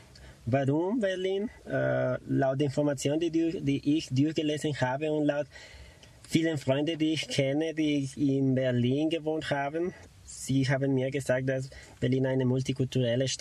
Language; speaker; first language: German; non-native, fluent; Spanish